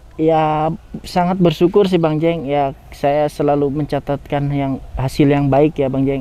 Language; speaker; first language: Indonesian; native; Indonesian